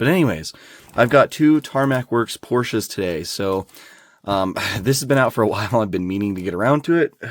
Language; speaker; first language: English; native; English